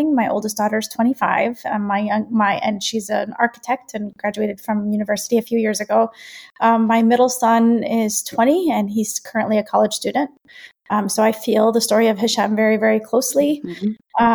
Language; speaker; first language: English; native; English